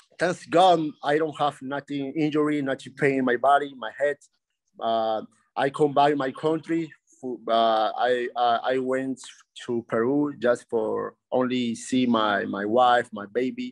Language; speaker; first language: English; non-native, learner; Spanish